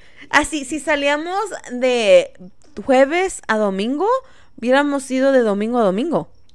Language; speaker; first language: Spanish; early bilingual, heritage; Spanish